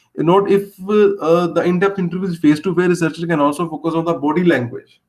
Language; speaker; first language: English; non-native, local second language; Punjabi